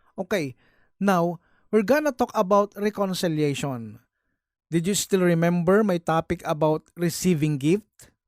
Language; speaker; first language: English; non-native, local second language; Filipino